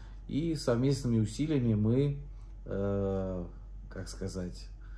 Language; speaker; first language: Russian; native; Russian